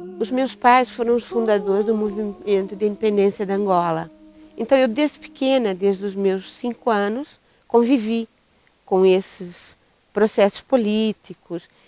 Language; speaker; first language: Portuguese; native; Portuguese